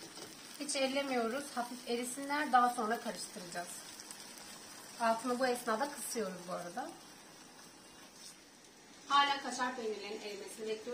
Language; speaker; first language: Turkish; native; Turkish